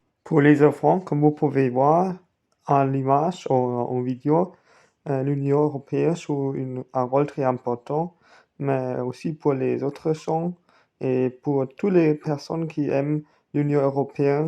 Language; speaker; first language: French; non-native, learner; German